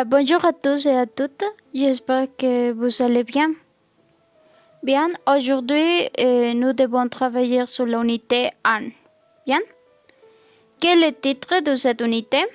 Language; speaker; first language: French; non-native, learner; Spanish